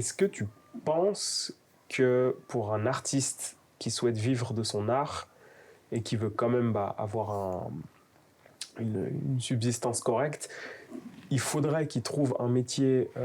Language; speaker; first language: French; native; French